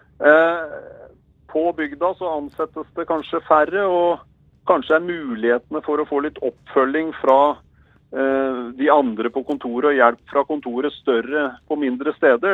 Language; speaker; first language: Norwegian; native; Norwegian